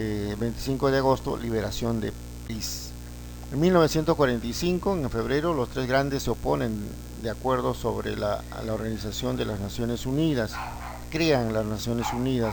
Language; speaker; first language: Spanish; native; Spanish